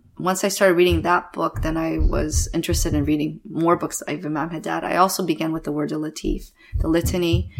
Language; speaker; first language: English; native; English